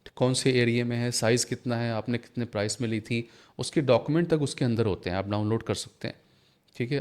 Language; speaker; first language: Hindi; native; Hindi